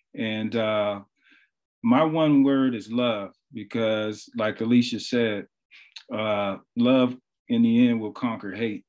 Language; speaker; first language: English; native; English